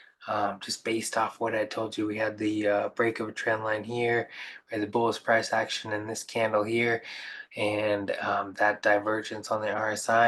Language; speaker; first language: English; native; English